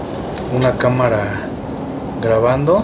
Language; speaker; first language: Spanish; native; Spanish